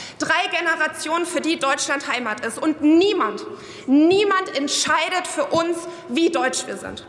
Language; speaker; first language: German; early bilingual, other home language; Arabic